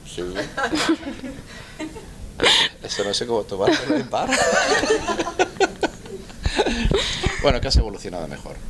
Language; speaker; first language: Spanish; native; Spanish